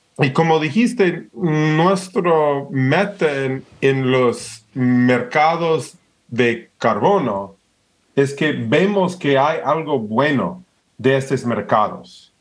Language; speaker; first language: Spanish; non-native, fluent; English